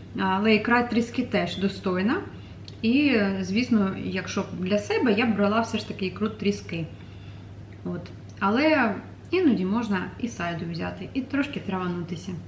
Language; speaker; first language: Ukrainian; non-native, local second language; Russian